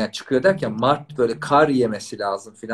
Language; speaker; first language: Turkish; native; Turkish